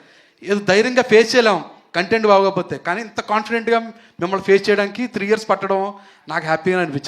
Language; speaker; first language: Telugu; native; Telugu